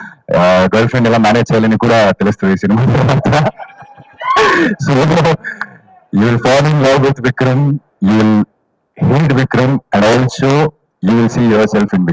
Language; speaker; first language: Telugu; non-native, fluent; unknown